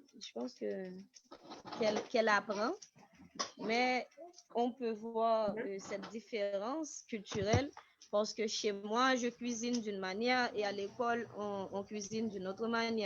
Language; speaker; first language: French; non-native, local second language; Haitian Creole